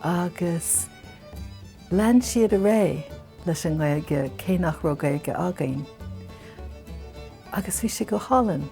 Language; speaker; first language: Irish; non-native, fluent; English